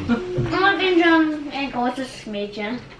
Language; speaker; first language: German; early bilingual, other home language; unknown